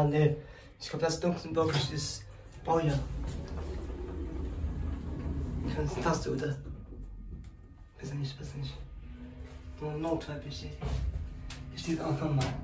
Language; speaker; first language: German; non-native, local second language; Luxembourgish